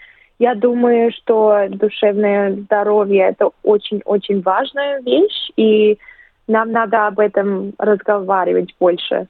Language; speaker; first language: Russian; early bilingual, other home language; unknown